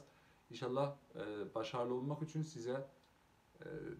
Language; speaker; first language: Turkish; non-native, local second language; Azerbaijani